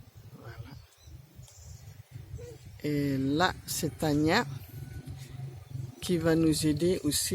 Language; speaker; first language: French; non-native, learner; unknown